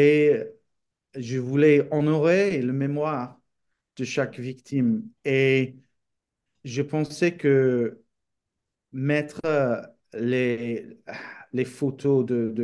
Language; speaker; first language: French; non-native, fluent; English